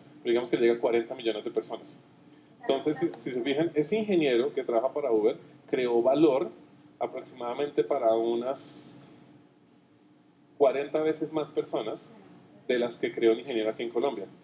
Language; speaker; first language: Spanish; native; Spanish